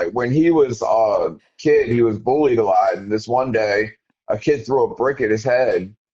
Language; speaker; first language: English; native; English